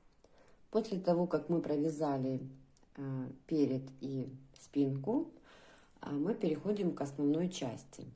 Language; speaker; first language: Russian; native; Russian